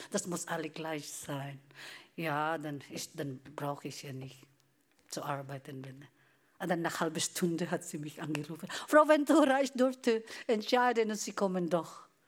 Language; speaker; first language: German; non-native, fluent; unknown